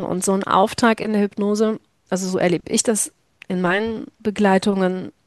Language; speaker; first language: German; native; German